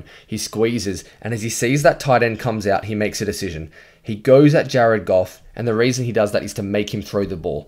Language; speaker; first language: English; native; English